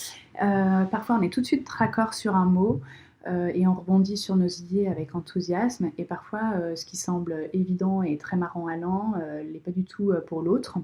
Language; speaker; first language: French; native; French